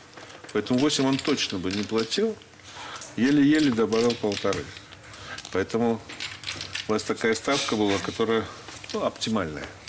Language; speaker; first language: Russian; native; Russian